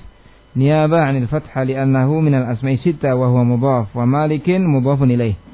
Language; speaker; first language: Arabic; non-native, fluent; Indonesian